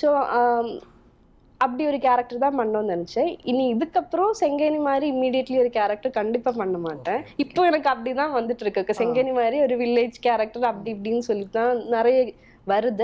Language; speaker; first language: Tamil; non-native, local second language; Malayalam